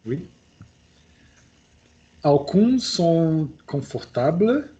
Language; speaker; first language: French; non-native, learner; Portuguese